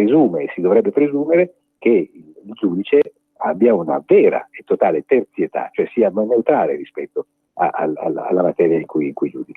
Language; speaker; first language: Italian; native; Italian